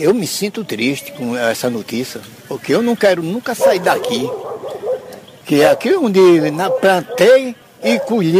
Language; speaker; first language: Portuguese; native; Portuguese